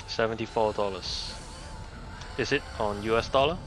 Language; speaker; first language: English; non-native, local second language; Cantonese